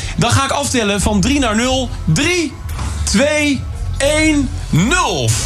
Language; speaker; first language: Dutch; native; Dutch